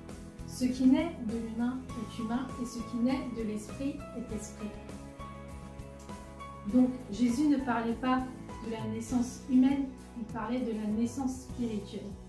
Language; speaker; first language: French; native; French